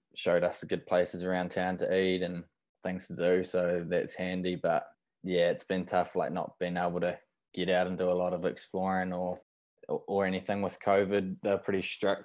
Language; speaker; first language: English; native; English